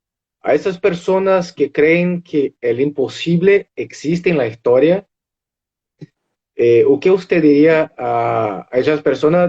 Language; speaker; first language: Spanish; non-native, fluent; Portuguese